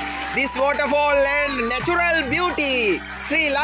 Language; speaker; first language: English; non-native, local second language; Sinhala